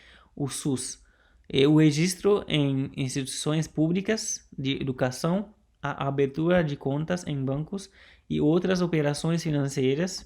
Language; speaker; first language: Portuguese; non-native, local second language; Haitian Creole